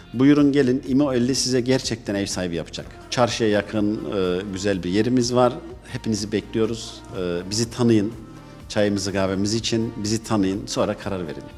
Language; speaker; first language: Turkish; early bilingual, heritage; Turkish